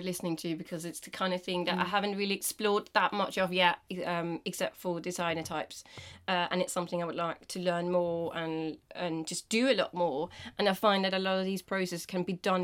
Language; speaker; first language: English; non-native, fluent; Danish